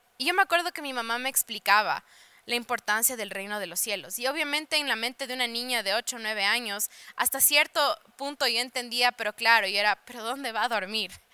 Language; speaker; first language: Spanish; early bilingual, heritage; Spanish